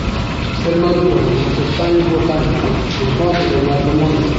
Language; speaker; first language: Spanish; non-native, fluent; English